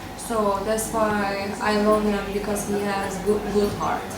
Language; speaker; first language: English; non-native, learner; Turkish